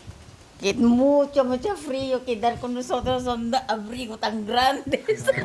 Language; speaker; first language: Spanish; non-native, learner; Filipino